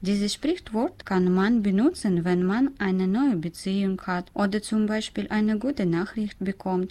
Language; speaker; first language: German; non-native, learner; Russian